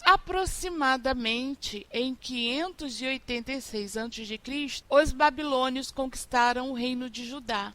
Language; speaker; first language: Portuguese; native; Portuguese